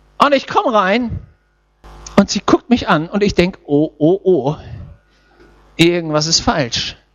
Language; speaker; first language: German; native; German